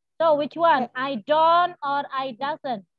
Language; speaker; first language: English; non-native, learner; Indonesian